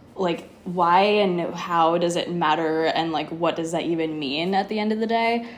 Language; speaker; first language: English; native; English